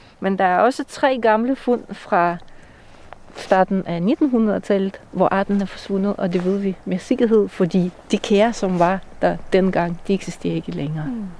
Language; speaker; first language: Danish; non-native, fluent; Russian